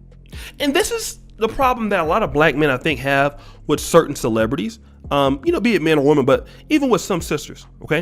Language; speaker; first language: English; native; English